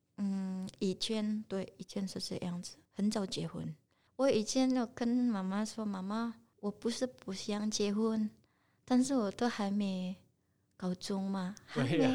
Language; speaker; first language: Chinese; non-native, learner; Indonesian